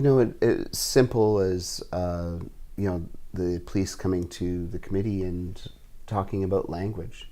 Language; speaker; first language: English; native; English